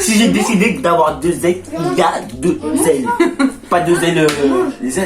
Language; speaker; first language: French; native; French